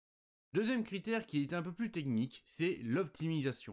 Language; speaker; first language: French; native; French